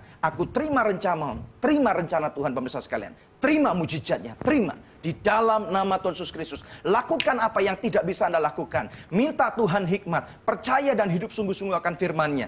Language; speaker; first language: Indonesian; native; Indonesian